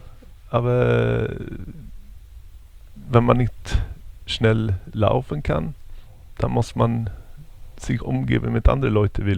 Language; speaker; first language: German; non-native, fluent; Swedish